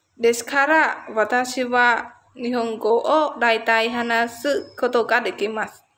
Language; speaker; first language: Japanese; non-native, learner; Khmer